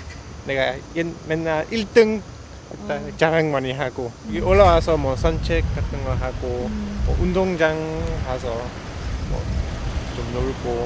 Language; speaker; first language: Korean; non-native, fluent; English